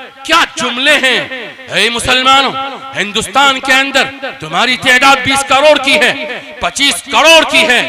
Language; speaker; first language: Urdu; native; Urdu